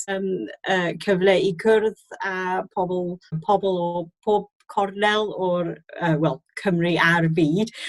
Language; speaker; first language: Welsh; non-native, learner; English